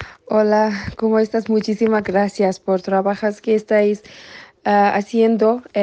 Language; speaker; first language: Spanish; non-native, learner; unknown